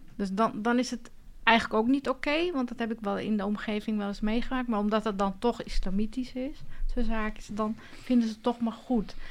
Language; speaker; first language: Dutch; early bilingual, other home language; Turkish